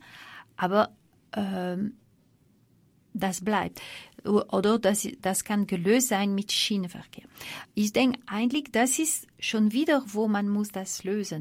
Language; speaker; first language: German; non-native, fluent; French